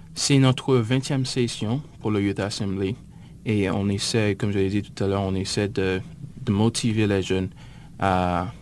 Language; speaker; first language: French; native; French